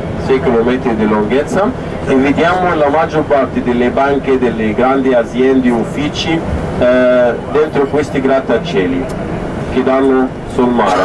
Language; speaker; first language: Italian; non-native, fluent; Arabic